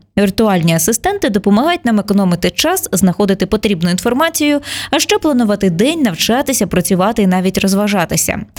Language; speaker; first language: Ukrainian; native; Ukrainian